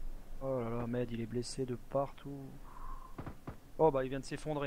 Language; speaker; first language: French; native; French